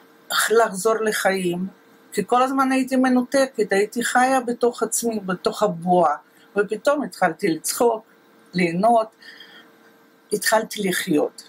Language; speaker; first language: Hebrew; non-native, fluent; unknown